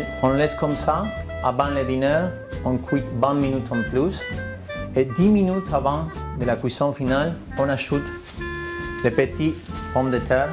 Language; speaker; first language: French; non-native, fluent; Spanish